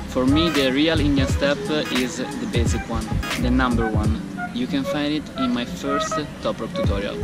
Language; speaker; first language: English; non-native, fluent; Italian